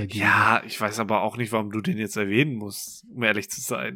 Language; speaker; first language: German; native; German